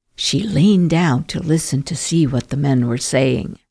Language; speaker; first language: English; native; English